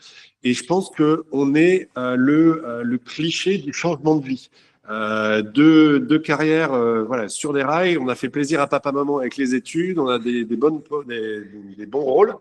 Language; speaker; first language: French; native; French